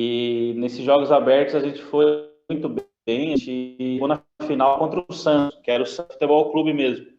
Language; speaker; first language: Portuguese; native; Portuguese